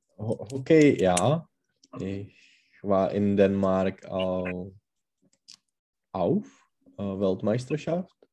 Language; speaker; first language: German; non-native, learner; Czech